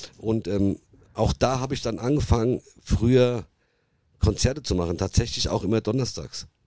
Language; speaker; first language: German; early bilingual, other home language; Italian